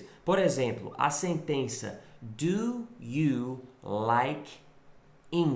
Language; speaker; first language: Portuguese; non-native, fluent; English